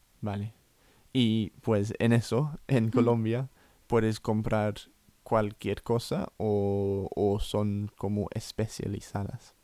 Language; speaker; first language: Spanish; non-native, fluent; English